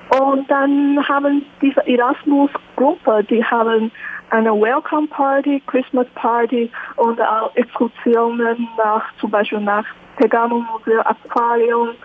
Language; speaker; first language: German; non-native, learner; Chinese